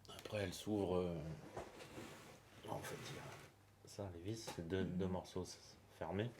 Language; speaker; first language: French; native; French